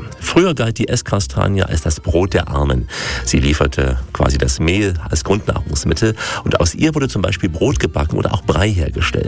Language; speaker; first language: German; native; German